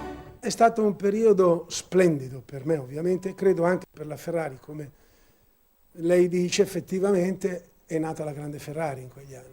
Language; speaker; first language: Italian; native; Italian